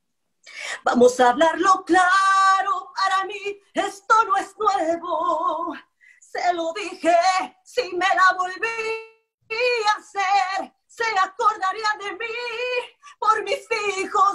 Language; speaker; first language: Spanish; native; Spanish